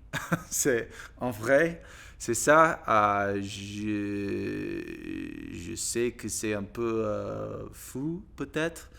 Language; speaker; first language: French; non-native, learner; English